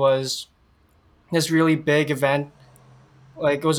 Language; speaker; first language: English; native; English